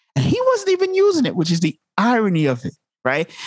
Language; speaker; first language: English; native; English